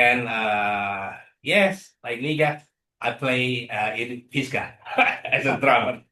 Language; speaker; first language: English; non-native, learner; Indonesian